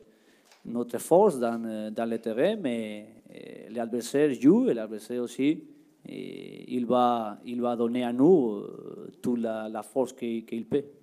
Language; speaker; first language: French; non-native, learner; Spanish